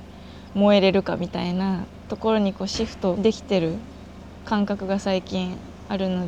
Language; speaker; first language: Japanese; native; Japanese